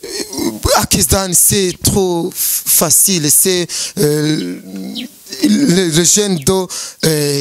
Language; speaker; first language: French; non-native, learner; Rundi